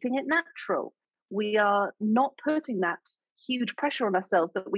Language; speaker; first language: English; native; English